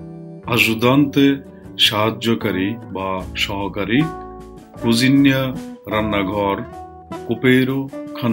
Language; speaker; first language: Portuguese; non-native, fluent; Bangla